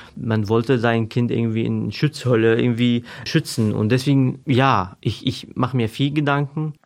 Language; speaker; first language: German; non-native, fluent; Arabic